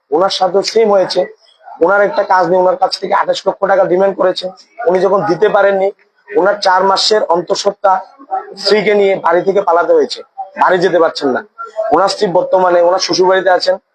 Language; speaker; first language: Bangla; native; Bangla